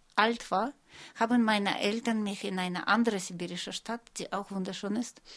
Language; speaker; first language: German; non-native, fluent; Russian